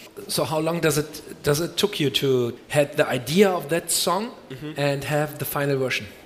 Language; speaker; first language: English; non-native, fluent; German